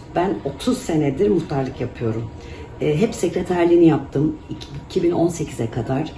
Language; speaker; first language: Turkish; native; Turkish